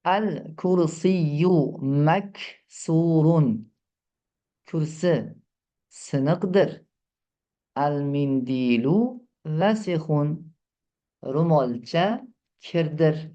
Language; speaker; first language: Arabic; non-native, fluent; Uzbek